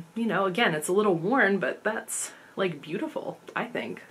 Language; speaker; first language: English; native; English